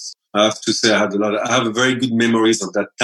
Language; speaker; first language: English; non-native, fluent; French